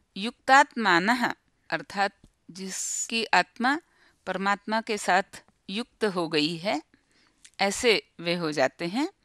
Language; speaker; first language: Hindi; non-native, local second language; Marathi